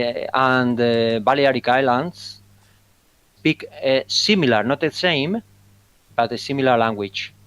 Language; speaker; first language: English; non-native, fluent; Spanish